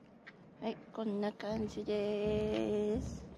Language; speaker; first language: Japanese; native; Japanese